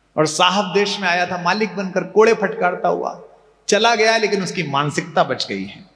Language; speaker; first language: Hindi; native; Hindi